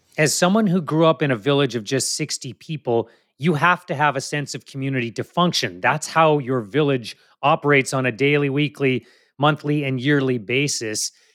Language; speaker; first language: English; native; English